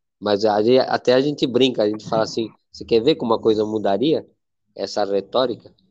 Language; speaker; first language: Portuguese; non-native, fluent; Spanish